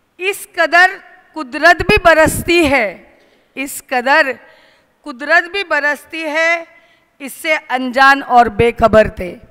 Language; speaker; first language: Hindi; non-native, local second language; Marathi